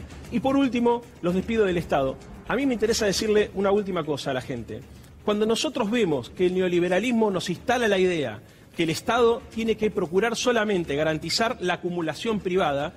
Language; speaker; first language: Spanish; native; Spanish